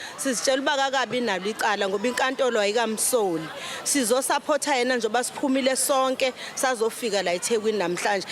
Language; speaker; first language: Zulu; native; Zulu